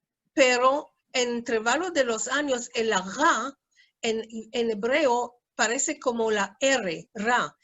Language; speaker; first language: Spanish; early bilingual, heritage; Spanish